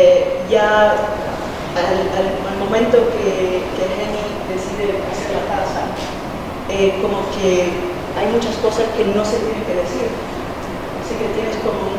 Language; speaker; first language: Spanish; early bilingual, heritage; Spanish